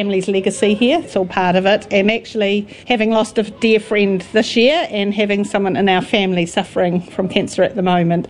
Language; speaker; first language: English; native; English